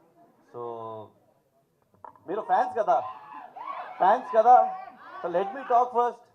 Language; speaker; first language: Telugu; non-native, local second language; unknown